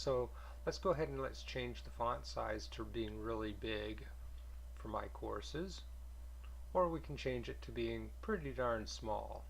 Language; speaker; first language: English; native; English